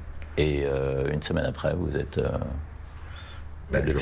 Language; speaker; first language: French; native; French